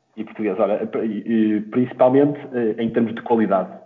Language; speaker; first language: Portuguese; native; Portuguese